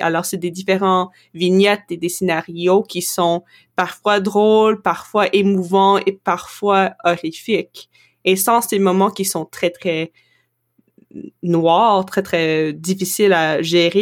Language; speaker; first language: French; non-native, local second language; English